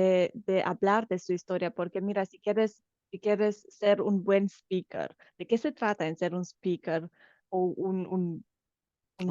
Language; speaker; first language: Spanish; non-native, fluent; Romanian